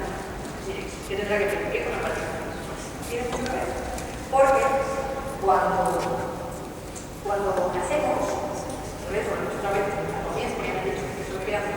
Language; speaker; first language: Spanish; native; Spanish